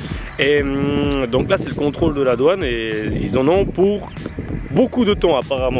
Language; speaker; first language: French; native; French